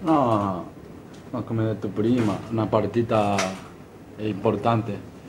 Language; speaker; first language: Italian; non-native, fluent; Japanese